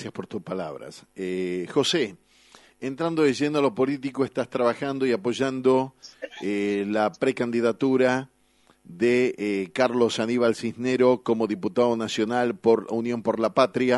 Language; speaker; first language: Spanish; native; Spanish